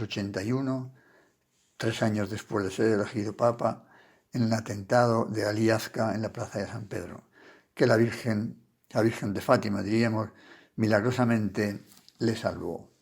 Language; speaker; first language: Spanish; native; Spanish